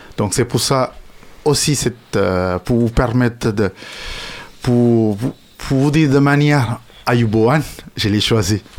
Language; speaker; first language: French; non-native, fluent; Sinhala